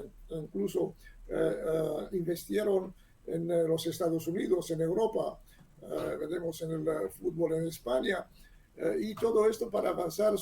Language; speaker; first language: Spanish; non-native, learner; Hebrew